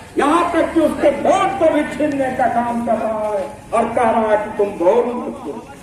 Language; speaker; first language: Hindi; native; Hindi